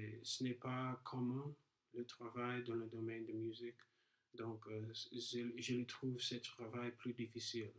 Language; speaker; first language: French; non-native, learner; English